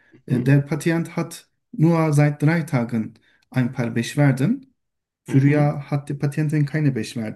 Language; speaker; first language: German; non-native, learner; Turkish